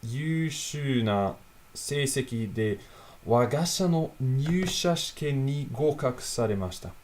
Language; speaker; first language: Japanese; non-native, learner; Italian